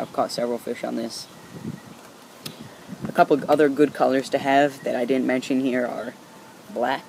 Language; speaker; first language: English; native; English